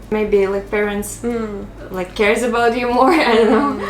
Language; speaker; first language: English; non-native, fluent; Russian